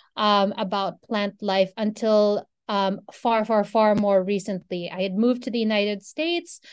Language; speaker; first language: English; non-native, local second language; Filipino